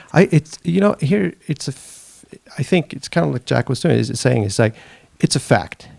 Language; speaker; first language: English; non-native, fluent; Swedish